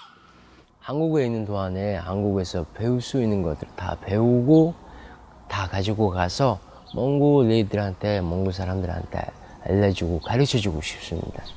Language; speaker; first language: Korean; non-native, fluent; Mongolian